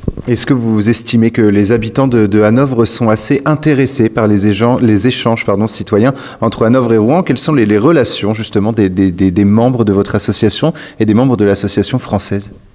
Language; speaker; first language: French; native; French